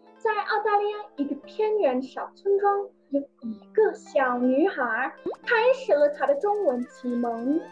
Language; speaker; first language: Chinese; non-native, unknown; English